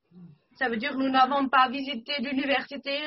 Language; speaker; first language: French; non-native, fluent; German